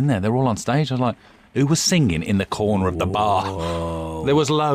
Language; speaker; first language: English; native; English